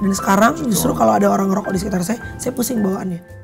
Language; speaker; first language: Indonesian; native; Indonesian